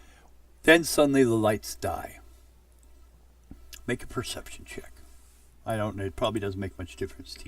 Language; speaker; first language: English; native; English